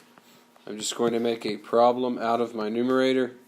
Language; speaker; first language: English; native; English